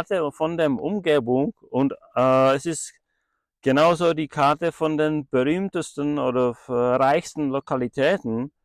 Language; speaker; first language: German; non-native, fluent; Czech